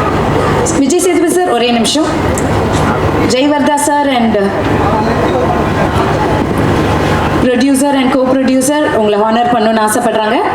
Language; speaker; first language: Tamil; native; Tamil